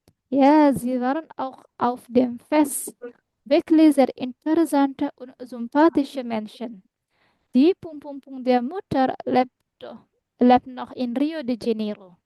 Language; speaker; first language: German; non-native, fluent; Indonesian